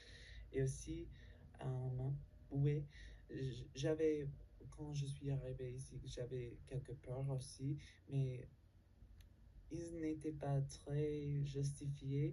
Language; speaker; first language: French; non-native, learner; English